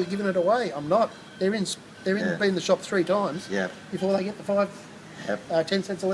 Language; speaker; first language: English; native; English